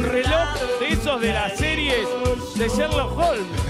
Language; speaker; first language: Spanish; native; Spanish